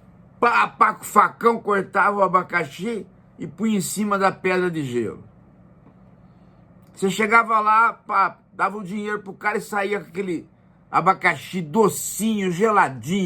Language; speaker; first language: Portuguese; native; Portuguese